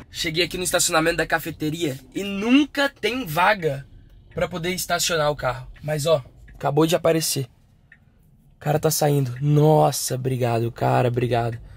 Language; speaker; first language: Portuguese; native; Portuguese